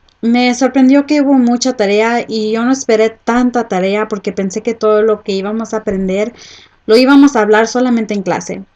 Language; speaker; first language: Spanish; early bilingual, heritage; Spanish